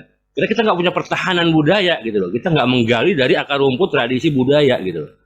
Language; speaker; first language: Indonesian; native; Indonesian